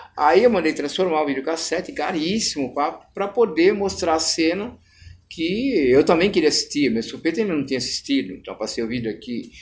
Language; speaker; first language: Portuguese; native; Portuguese